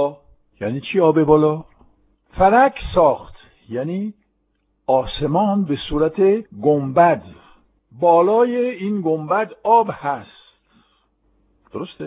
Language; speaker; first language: Persian; non-native, fluent; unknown